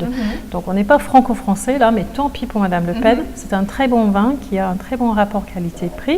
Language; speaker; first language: French; native; French